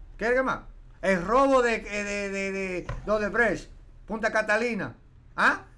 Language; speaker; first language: Spanish; native; Spanish